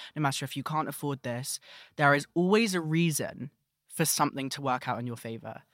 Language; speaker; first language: English; native; English